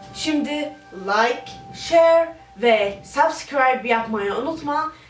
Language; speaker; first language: Turkish; non-native, learner; Arabic